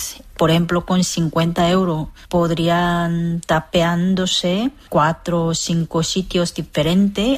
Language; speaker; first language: Spanish; non-native, fluent; Korean